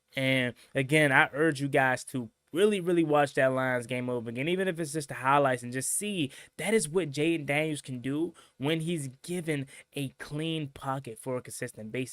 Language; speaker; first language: English; native; English